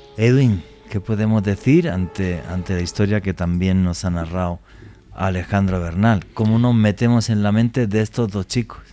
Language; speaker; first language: Spanish; native; Spanish